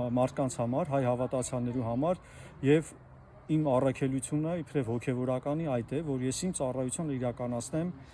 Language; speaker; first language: Armenian; native; Armenian